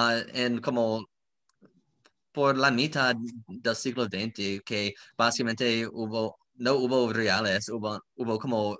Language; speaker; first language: Spanish; non-native, fluent; English